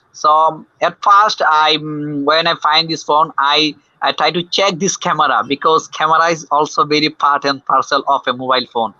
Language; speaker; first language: English; non-native, fluent; Bangla